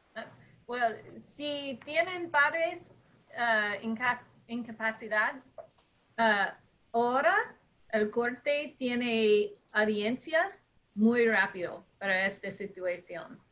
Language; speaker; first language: Spanish; non-native, fluent; English